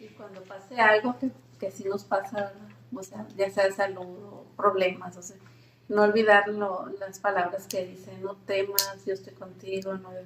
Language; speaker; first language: Spanish; native; Spanish